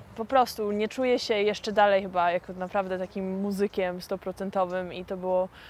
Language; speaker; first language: Polish; early bilingual, heritage; English